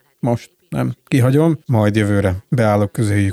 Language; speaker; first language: Hungarian; native; Hungarian